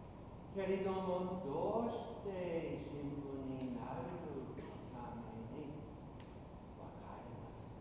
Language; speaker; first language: Japanese; non-native, fluent; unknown